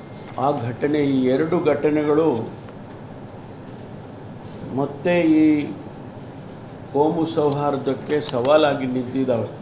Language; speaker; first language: Kannada; native; Kannada